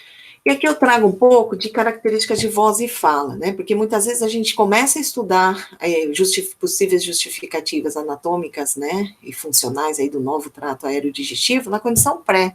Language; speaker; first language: Portuguese; native; Portuguese